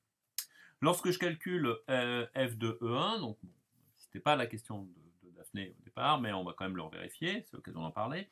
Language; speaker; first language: French; native; French